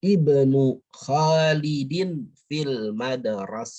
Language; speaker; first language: Arabic; non-native, fluent; Indonesian